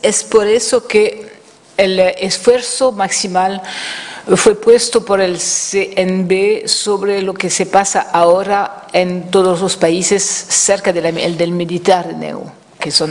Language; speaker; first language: Spanish; non-native, fluent; French